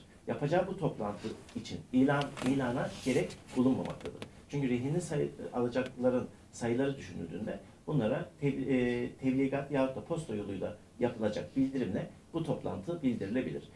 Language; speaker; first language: Turkish; native; Turkish